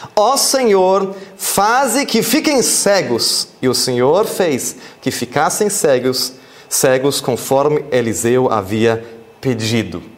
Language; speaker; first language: Portuguese; non-native, fluent; German